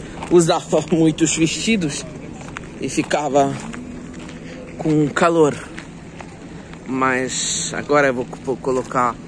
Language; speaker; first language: Portuguese; non-native, fluent; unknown